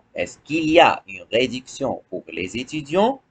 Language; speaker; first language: French; non-native, fluent; Arabic